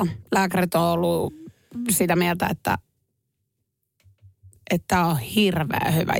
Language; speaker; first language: Finnish; native; Finnish